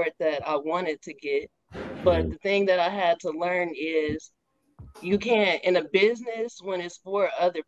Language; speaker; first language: English; native; English